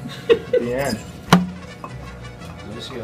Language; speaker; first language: Spanish; non-native, learner; English